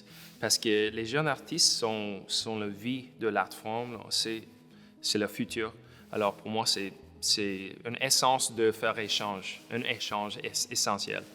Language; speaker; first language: French; non-native, local second language; English